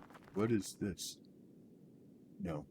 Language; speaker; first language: English; native; English